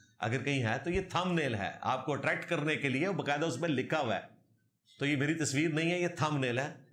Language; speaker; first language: Urdu; non-native, local second language; Punjabi